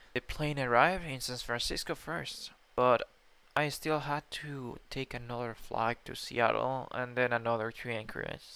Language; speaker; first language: English; non-native, fluent; Spanish